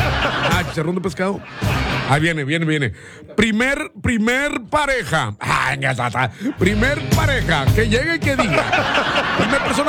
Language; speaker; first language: Spanish; native; Spanish